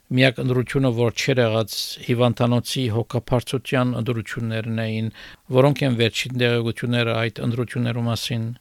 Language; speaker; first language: Armenian; early bilingual, heritage; Armenian